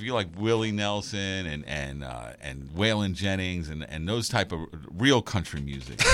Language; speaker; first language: English; native; English